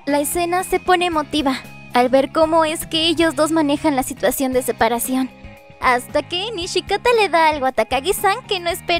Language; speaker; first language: Spanish; native; Spanish